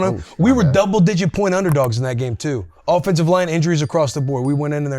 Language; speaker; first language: English; native; English